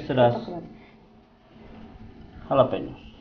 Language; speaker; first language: Polish; non-native, learner; Spanish